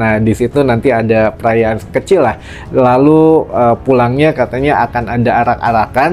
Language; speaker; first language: Indonesian; native; Indonesian